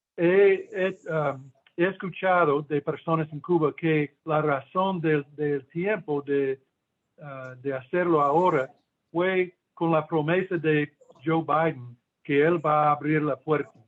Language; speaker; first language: Spanish; non-native, fluent; English